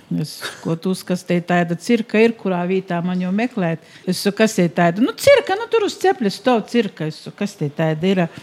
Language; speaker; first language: Latvian; native; Latvian